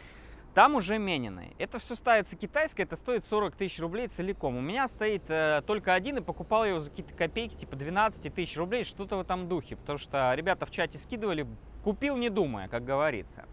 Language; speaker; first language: Russian; native; Russian